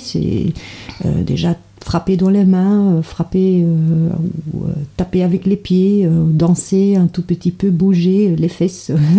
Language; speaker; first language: French; non-native, fluent; Dutch